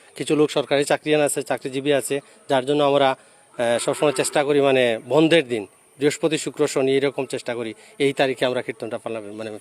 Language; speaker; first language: Bangla; native; Bangla